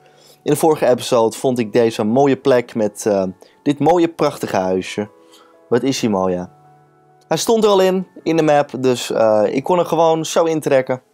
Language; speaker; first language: Dutch; native; Dutch